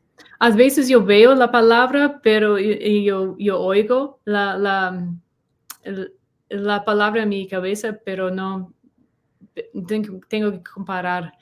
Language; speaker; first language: Spanish; non-native, learner; English